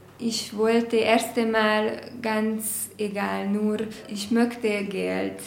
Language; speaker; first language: German; non-native, learner; Hungarian